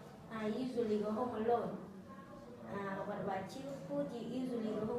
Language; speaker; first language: English; non-native, learner; Vietnamese